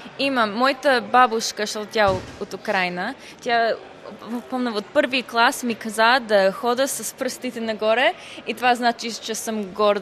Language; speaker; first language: Bulgarian; early bilingual, heritage; Bulgarian